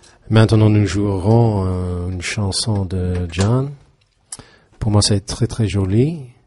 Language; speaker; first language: French; non-native, learner; English